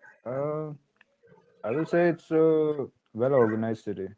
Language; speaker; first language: English; non-native, local second language; Hindi